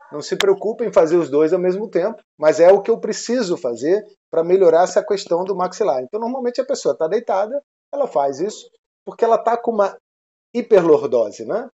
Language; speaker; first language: Portuguese; non-native, fluent; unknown